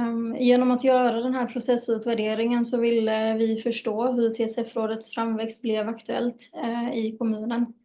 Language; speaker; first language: Swedish; native; Swedish